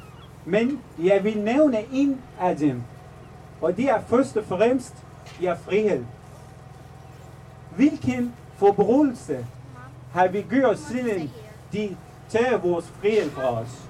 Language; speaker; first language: Danish; non-native, fluent; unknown